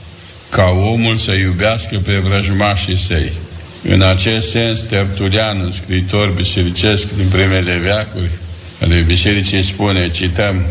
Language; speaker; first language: Romanian; native; Romanian